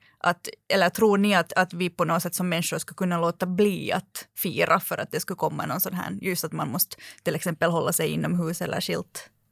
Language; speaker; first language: Swedish; native; Swedish